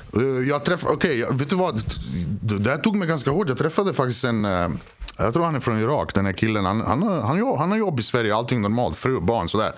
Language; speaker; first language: Swedish; early bilingual, other home language; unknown